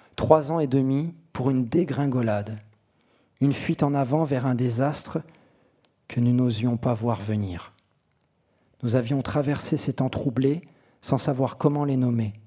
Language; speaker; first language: French; native; French